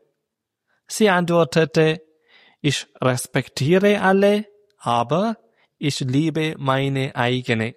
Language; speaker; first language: German; non-native, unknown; Malayalam